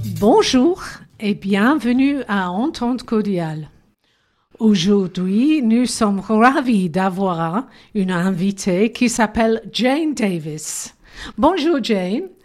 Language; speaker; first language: French; non-native, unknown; English